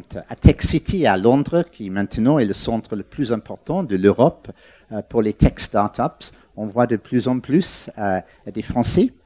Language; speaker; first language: French; non-native, fluent; English